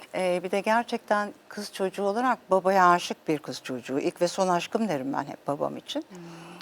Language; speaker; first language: Turkish; native; Turkish